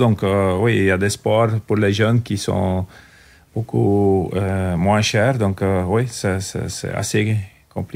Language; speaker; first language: French; non-native, local second language; Dutch